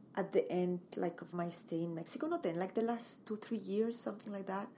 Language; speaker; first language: English; non-native, fluent; Spanish